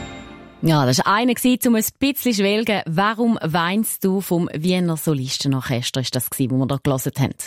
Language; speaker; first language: German; native; German